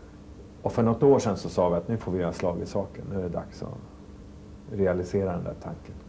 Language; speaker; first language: Swedish; native; Swedish